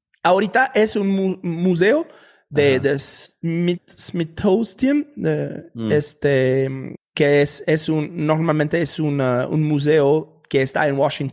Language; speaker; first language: Spanish; non-native, fluent; French